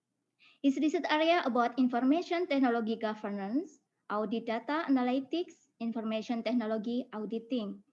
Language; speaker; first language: English; non-native, fluent; Indonesian